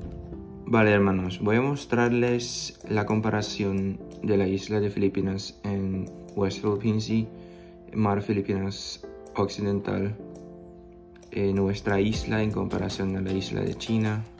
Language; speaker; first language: Spanish; non-native, fluent; Filipino